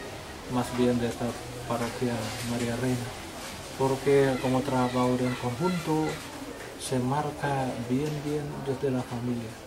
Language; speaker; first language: Spanish; non-native, learner; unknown